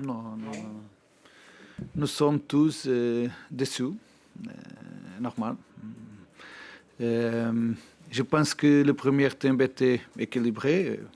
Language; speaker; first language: French; non-native, learner; Portuguese